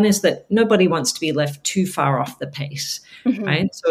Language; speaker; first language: English; native; English